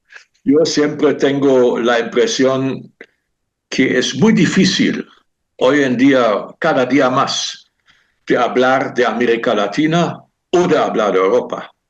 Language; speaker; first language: Spanish; non-native, fluent; German